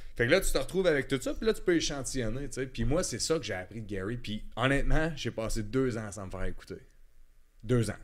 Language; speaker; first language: French; native; French